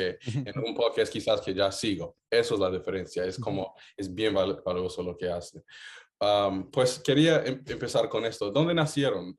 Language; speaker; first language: Spanish; non-native, fluent; English